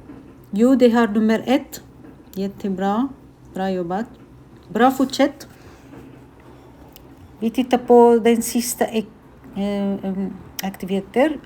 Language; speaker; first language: Swedish; non-native, fluent; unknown